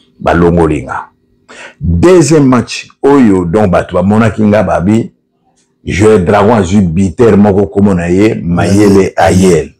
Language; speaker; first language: Lingala; non-native, local second language; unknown